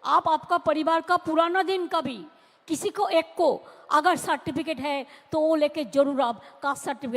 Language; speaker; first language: Hindi; non-native, local second language; Bangla